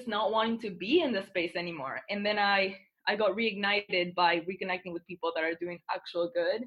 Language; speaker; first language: English; non-native, fluent; Spanish